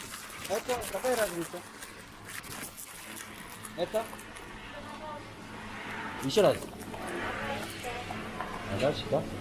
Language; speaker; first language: Russian; non-native, learner; Korean